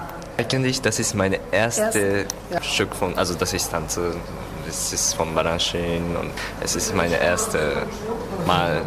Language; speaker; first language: German; non-native, learner; Japanese